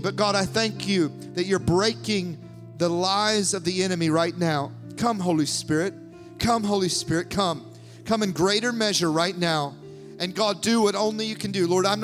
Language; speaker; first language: English; native; English